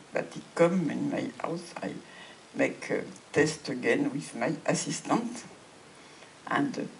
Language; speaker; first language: English; non-native, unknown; French